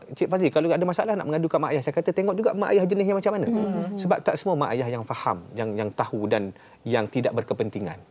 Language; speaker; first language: Malay; native; Malay